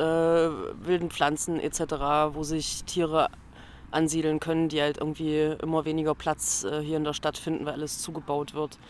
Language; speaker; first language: German; native; German